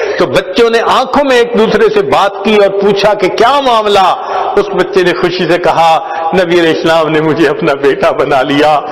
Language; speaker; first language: Urdu; non-native, local second language; Punjabi